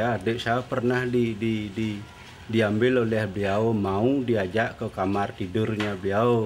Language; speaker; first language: Indonesian; non-native, local second language; Balinese